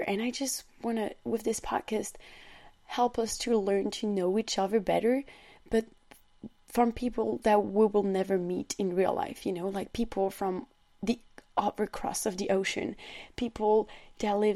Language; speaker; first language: English; non-native, fluent; French